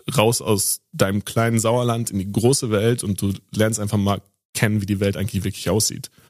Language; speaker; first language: German; native; German